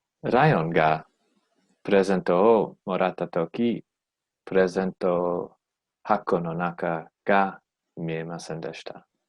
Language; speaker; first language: Japanese; non-native, learner; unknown